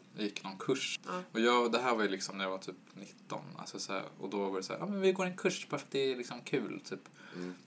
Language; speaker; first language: Swedish; native; Swedish